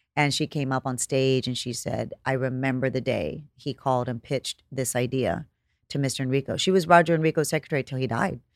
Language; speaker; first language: English; native; English